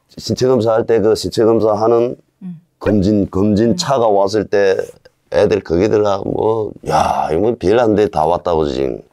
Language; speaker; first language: Korean; native; Korean